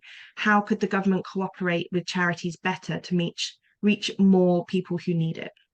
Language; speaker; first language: English; native; English